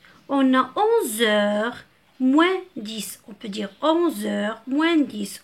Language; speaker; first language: French; non-native, local second language; Arabic